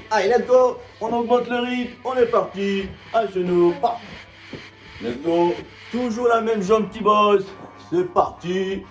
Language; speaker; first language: French; native; French